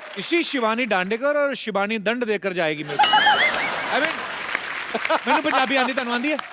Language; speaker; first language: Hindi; non-native, local second language; Punjabi